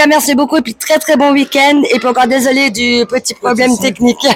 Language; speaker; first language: French; native; French